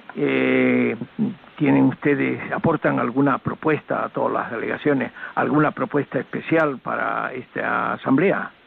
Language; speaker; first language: Spanish; native; Spanish